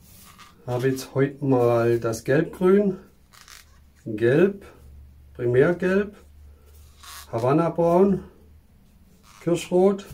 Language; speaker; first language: German; native; German